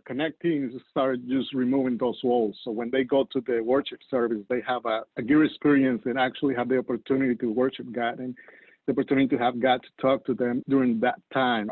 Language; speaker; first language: English; non-native, fluent; Spanish